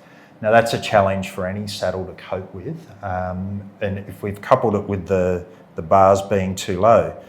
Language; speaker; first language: English; native; English